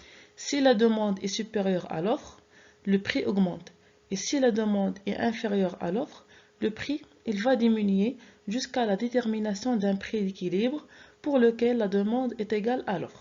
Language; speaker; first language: French; non-native, local second language; Arabic